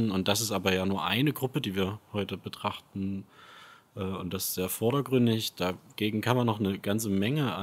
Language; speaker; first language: German; native; German